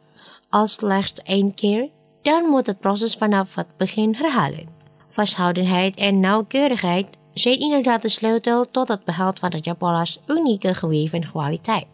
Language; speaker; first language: Dutch; non-native, fluent; Indonesian